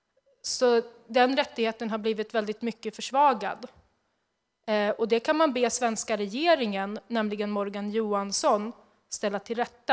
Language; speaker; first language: Swedish; native; Swedish